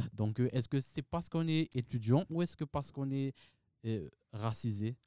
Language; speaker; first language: French; non-native, local second language; Malagasy